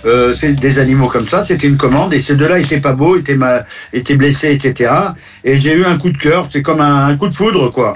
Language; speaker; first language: French; native; French